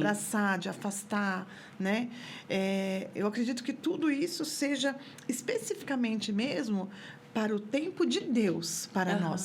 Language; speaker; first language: Portuguese; native; Portuguese